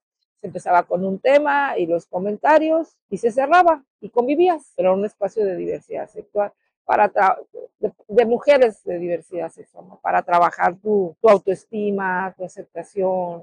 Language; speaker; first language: Spanish; native; Spanish